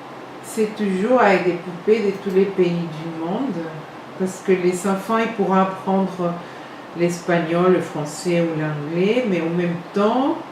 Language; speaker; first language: French; non-native, fluent; Spanish